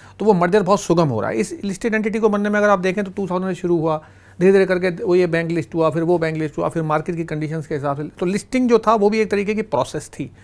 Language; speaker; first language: Hindi; native; Hindi